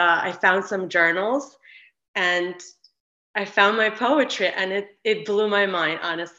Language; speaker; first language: English; non-native, fluent; Ukrainian